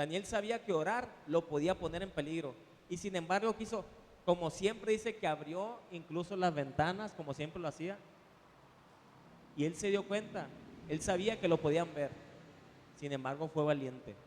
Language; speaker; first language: Spanish; native; Spanish